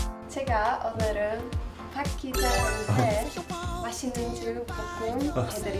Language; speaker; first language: Korean; non-native, fluent; Czech